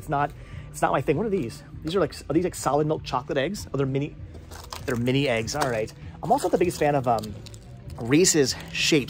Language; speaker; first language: English; native; English